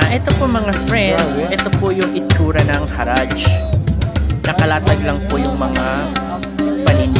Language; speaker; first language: Filipino; native; Filipino